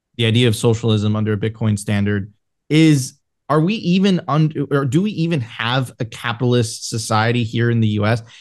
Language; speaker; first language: English; non-native, fluent; Spanish